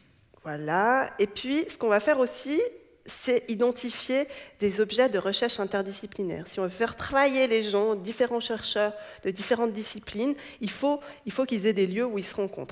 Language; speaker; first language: French; native; French